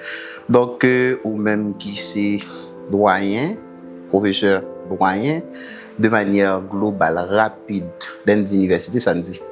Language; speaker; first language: Haitian Creole; native; Haitian Creole